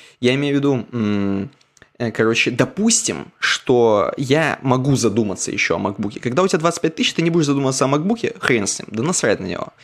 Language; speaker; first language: Russian; native; Russian